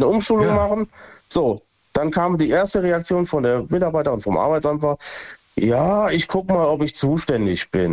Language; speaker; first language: German; native; German